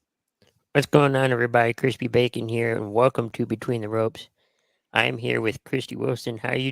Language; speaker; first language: English; native; English